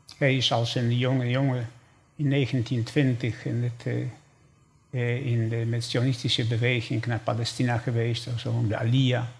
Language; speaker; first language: Dutch; non-native, fluent; Polish